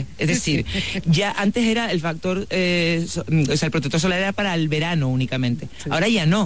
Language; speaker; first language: Spanish; native; Spanish